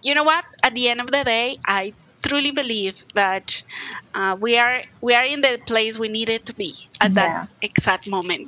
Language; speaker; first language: English; non-native, fluent; Spanish